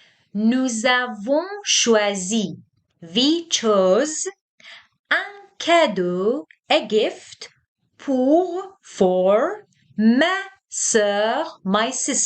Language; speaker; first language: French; non-native, fluent; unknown